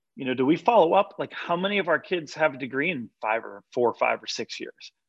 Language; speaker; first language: English; native; English